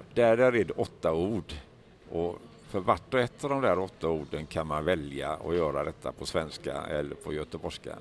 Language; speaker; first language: Swedish; native; Swedish